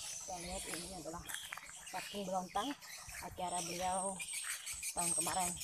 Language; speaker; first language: Indonesian; non-native, local second language; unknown